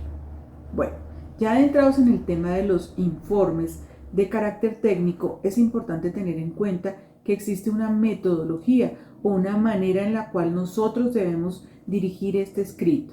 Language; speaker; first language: Spanish; native; Spanish